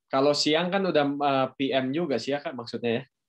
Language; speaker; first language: Indonesian; native; Indonesian